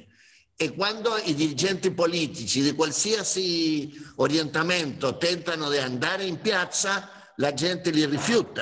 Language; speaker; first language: Italian; non-native, fluent; Spanish